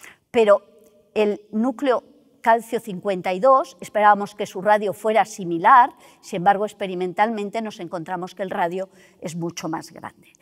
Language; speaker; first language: Spanish; native; Spanish